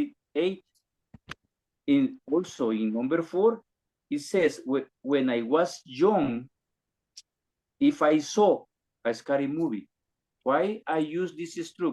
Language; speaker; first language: English; non-native, learner; Spanish